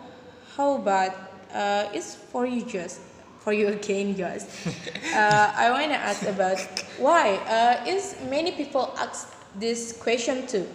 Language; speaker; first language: English; non-native, learner; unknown